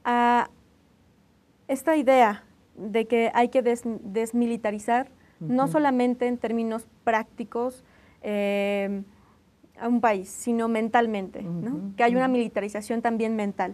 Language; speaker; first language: Spanish; native; Spanish